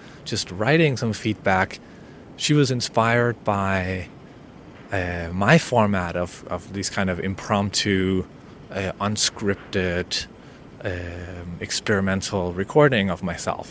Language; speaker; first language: English; non-native, fluent; Danish